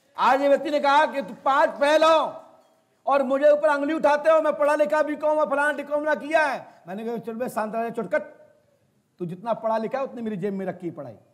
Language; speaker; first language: Hindi; native; Hindi